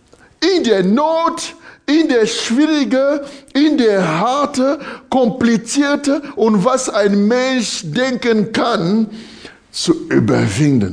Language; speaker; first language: German; non-native, fluent; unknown